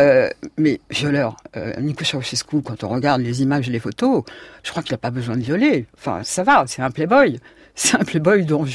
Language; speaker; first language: French; native; French